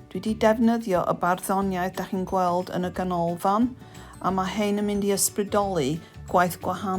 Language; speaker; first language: Welsh; non-native, learner; English